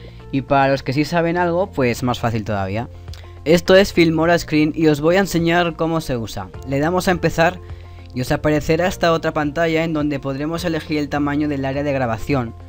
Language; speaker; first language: Spanish; native; Spanish